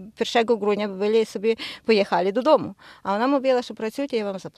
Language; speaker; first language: Polish; non-native, learner; Ukrainian